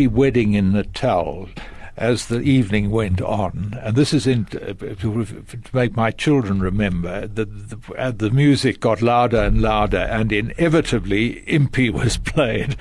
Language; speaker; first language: English; native; English